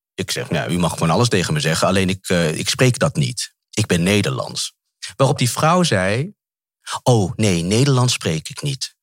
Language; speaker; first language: Dutch; native; Dutch